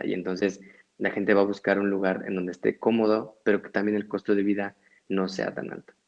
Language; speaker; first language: Spanish; native; Spanish